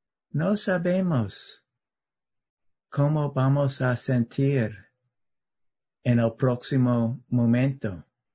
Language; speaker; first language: Spanish; non-native, learner; English